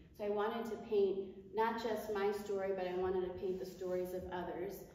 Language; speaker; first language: English; native; English